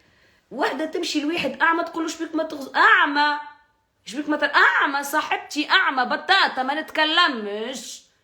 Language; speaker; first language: Arabic; native; Arabic